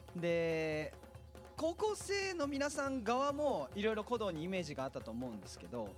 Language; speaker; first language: Japanese; native; Japanese